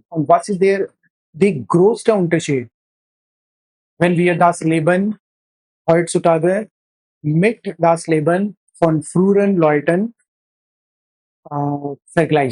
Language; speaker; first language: German; non-native, fluent; Hindi